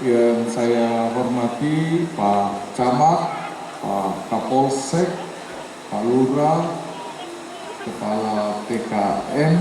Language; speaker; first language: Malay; non-native, local second language; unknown